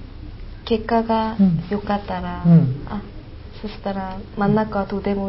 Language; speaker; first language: Japanese; non-native, fluent; Korean